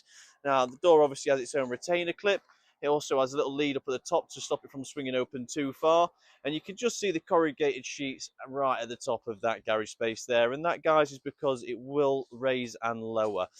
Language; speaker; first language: English; native; English